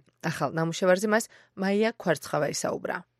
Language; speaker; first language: Georgian; native; Georgian